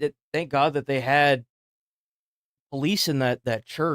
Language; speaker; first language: English; native; English